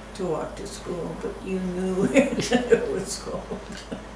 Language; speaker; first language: English; native; English